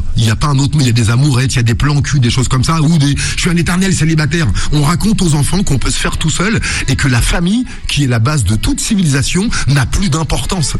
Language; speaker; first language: French; native; French